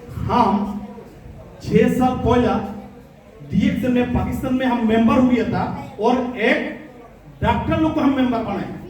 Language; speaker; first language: Hindi; non-native, local second language; Bangla